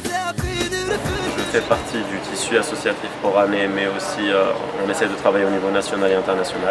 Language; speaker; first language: French; non-native, local second language; Arabic